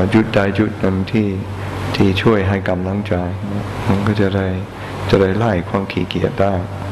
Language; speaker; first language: Thai; non-native, fluent; English